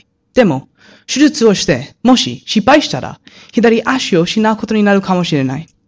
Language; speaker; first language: Japanese; non-native, learner; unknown